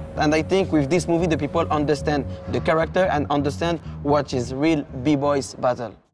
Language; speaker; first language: English; non-native, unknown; French